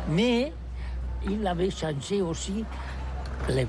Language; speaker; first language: French; non-native, learner; Catalan